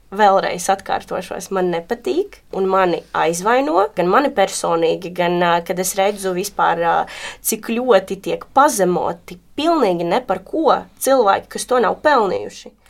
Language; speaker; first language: Latvian; non-native, local second language; Russian